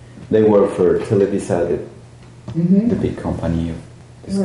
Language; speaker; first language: English; non-native, learner; Spanish